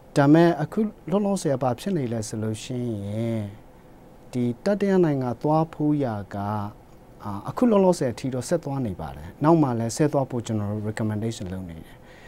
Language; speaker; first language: Burmese; non-native, local second language; Hakha Chin